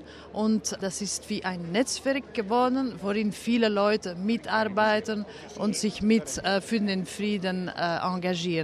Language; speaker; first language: German; non-native, fluent; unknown